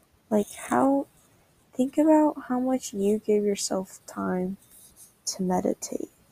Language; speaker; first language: English; native; English